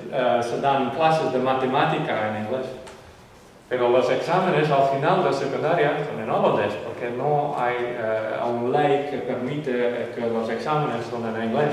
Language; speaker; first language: Spanish; non-native, fluent; Western Frisian